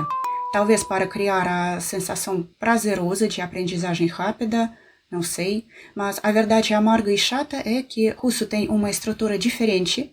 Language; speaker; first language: Portuguese; non-native, fluent; Russian